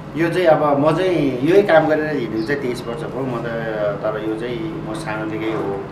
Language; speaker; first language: Nepali; non-native, local second language; Eastern Tamang